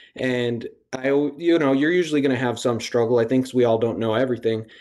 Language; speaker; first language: English; native; English